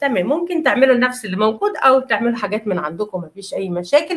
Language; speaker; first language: Arabic; native; Arabic